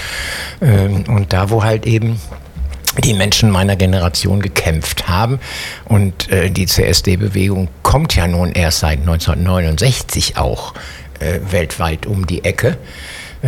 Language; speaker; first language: German; native; German